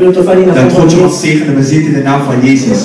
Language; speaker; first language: Dutch; non-native, fluent; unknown